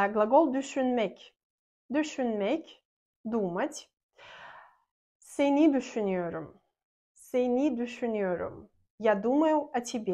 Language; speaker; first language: Turkish; non-native, fluent; Russian